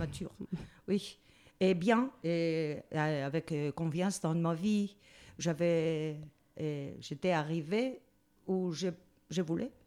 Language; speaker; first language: French; non-native, fluent; Spanish